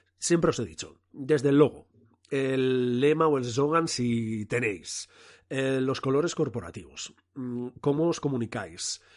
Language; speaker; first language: Spanish; non-native, local second language; Catalan